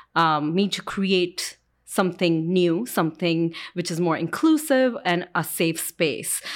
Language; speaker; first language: English; early bilingual, other home language; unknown